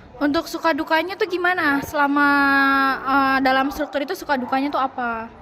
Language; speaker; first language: Indonesian; native; Indonesian